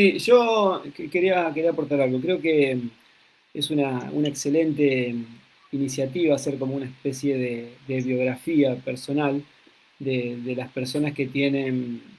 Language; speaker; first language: Spanish; native; Spanish